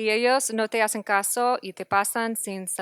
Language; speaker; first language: Spanish; non-native, fluent; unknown